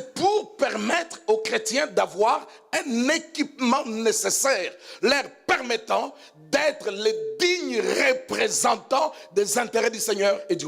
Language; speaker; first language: French; non-native, local second language; Lingala